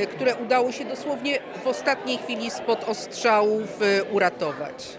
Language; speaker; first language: Polish; native; Polish